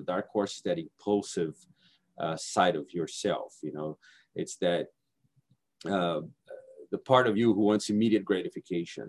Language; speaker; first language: English; non-native, fluent; Portuguese